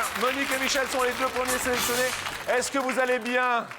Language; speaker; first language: French; native; French